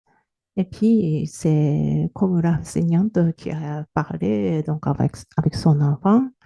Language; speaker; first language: French; non-native, fluent; Japanese